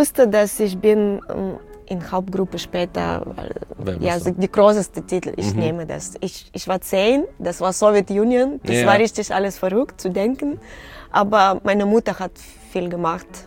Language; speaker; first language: German; non-native, learner; Russian